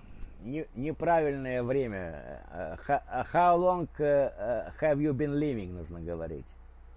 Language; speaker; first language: Russian; native; Russian